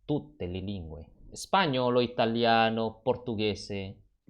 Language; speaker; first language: Italian; non-native, learner; Indonesian